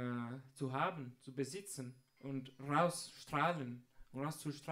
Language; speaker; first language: German; non-native, fluent; Italian